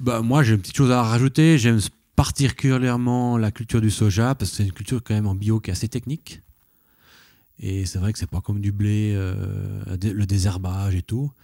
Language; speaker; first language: French; native; French